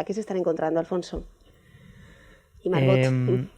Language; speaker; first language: Spanish; native; Spanish